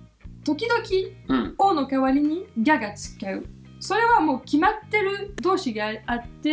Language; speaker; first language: Japanese; non-native, fluent; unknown